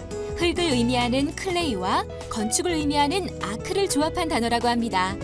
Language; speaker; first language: Korean; native; Korean